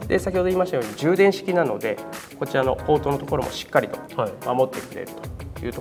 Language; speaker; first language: Japanese; native; Japanese